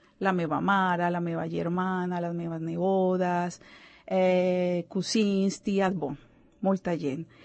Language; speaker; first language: Catalan; non-native, learner; Spanish